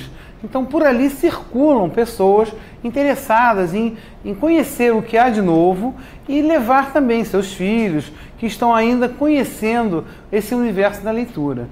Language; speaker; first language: Portuguese; native; Portuguese